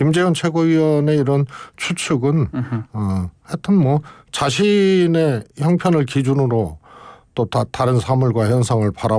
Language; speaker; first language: Korean; native; Korean